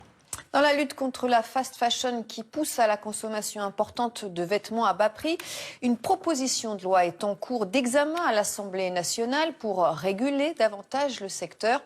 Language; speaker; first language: French; native; French